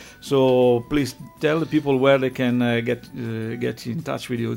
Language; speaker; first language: English; non-native, fluent; Italian